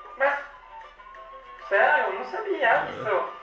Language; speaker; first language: Portuguese; non-native, learner; French